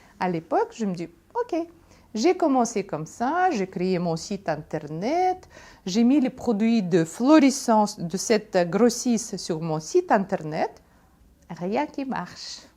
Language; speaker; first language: French; non-native, fluent; Russian